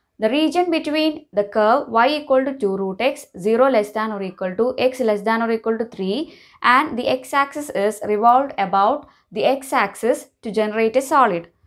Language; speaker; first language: English; non-native, local second language; Malayalam